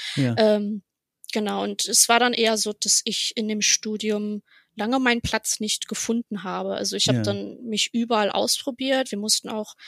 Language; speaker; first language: German; native; German